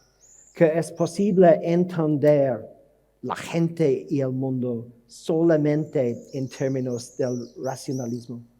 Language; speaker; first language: Spanish; non-native, learner; English